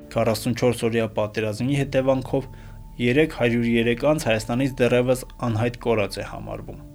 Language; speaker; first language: Armenian; native; Armenian